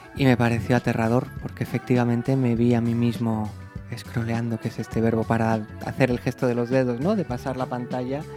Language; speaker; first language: Spanish; native; Spanish